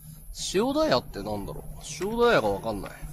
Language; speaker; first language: Japanese; native; Japanese